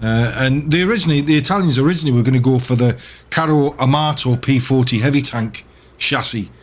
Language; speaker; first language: English; native; English